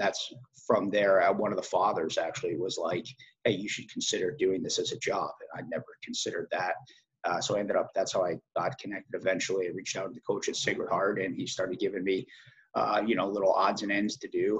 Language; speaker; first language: English; native; English